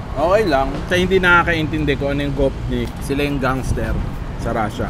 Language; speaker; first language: Filipino; native; Filipino